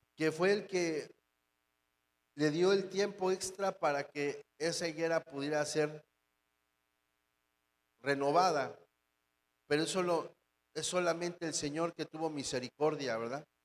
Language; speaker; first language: Spanish; native; Spanish